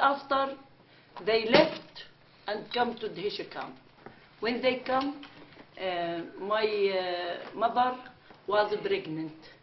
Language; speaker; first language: English; non-native, learner; Arabic